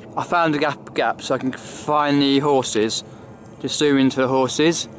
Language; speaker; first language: English; native; English